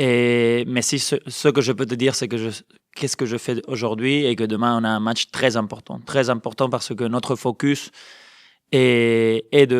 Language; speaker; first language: French; non-native, fluent; Spanish